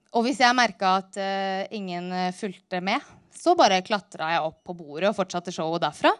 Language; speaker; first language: Norwegian; native; Norwegian